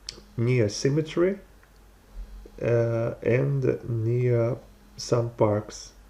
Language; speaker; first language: English; non-native, learner; Russian